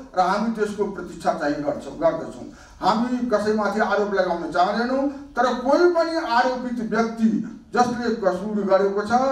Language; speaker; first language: Nepali; non-native, local second language; Maithili